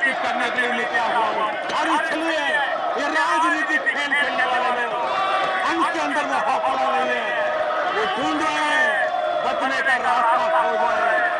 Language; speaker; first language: Hindi; non-native, local second language; Gujarati